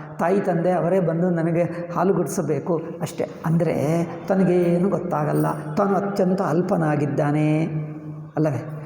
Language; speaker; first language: Kannada; native; Kannada